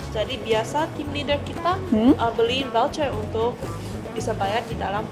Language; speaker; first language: Indonesian; non-native, learner; Korean